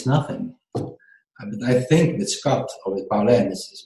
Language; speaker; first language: English; non-native, fluent; Dutch